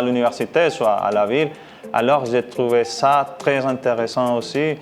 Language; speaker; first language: French; non-native, fluent; Spanish